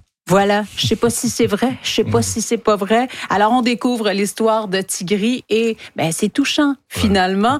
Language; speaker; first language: French; native; French